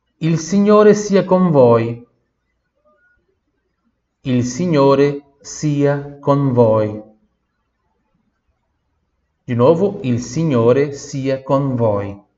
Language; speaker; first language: Italian; non-native, fluent; Portuguese